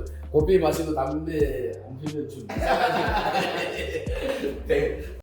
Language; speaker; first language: Korean; non-native, fluent; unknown